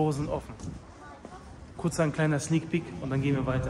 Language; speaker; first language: German; native; German